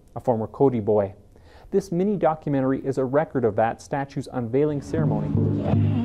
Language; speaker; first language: English; native; English